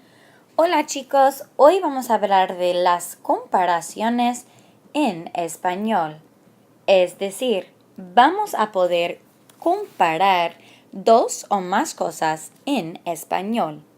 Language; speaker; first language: Spanish; non-native, fluent; English